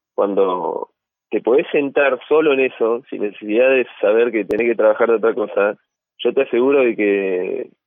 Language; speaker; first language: Spanish; native; Spanish